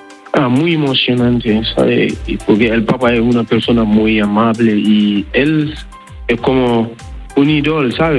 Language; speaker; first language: Spanish; non-native, learner; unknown